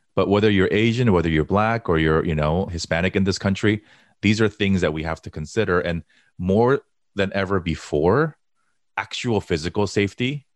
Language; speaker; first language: English; early bilingual, other home language; Korean